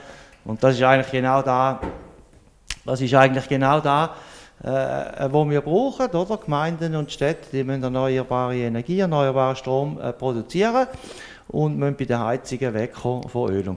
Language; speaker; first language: German; native; German